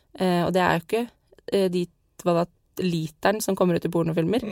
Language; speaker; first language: Norwegian; native; Norwegian